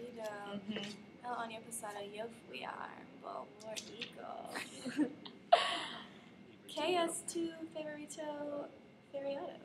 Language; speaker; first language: Spanish; non-native, learner; English